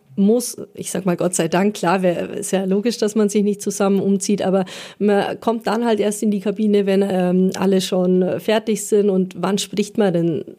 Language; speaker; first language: German; native; German